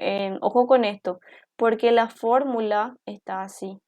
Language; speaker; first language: Spanish; native; Spanish